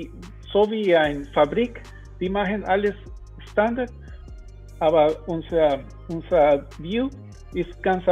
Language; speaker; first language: German; non-native, learner; Spanish